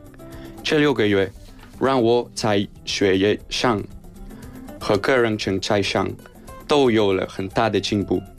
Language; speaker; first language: Chinese; non-native, learner; Spanish